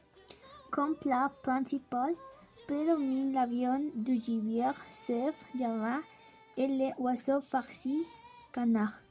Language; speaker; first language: French; non-native, learner; Spanish